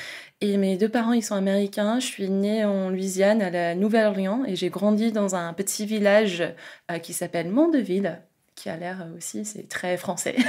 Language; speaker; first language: French; non-native, fluent; English